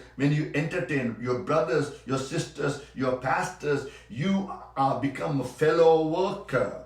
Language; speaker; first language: English; non-native, local second language; Sinhala